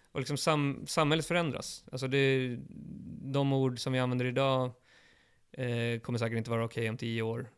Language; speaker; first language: Swedish; early bilingual, other home language; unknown